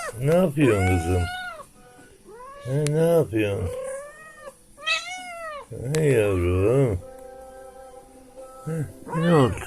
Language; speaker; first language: Turkish; native; Turkish